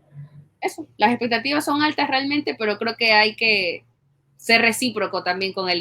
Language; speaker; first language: Spanish; native; Spanish